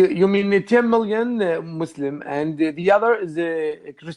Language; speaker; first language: English; non-native, learner; Arabic